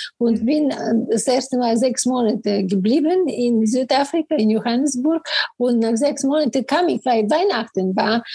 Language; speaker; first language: German; non-native, fluent; Bulgarian